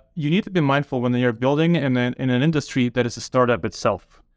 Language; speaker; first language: English; non-native, fluent; Ukrainian